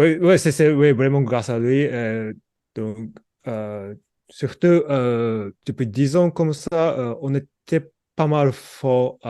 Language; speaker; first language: French; non-native, learner; Japanese